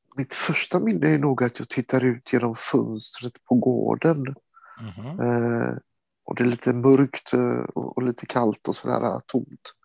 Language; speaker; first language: Swedish; early bilingual, other home language; Romany